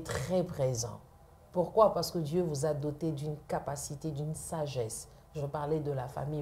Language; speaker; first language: French; non-native, local second language; Lingala